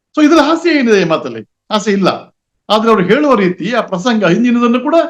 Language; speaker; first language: Kannada; non-native, local second language; Tulu